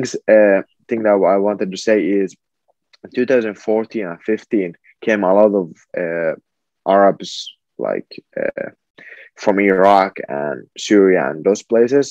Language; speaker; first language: English; non-native, fluent; Finnish